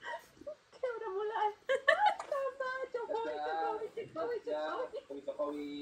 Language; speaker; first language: Indonesian; non-native, fluent; English